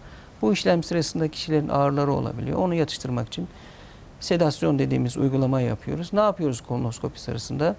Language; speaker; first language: Turkish; native; Turkish